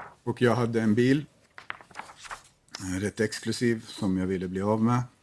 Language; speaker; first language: Swedish; native; Swedish